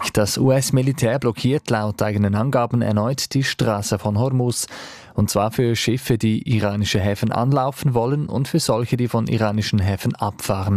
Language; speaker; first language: German; native; German